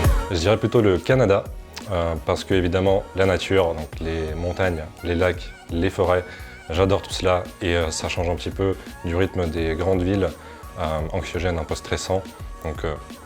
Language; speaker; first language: French; non-native, fluent; Ukrainian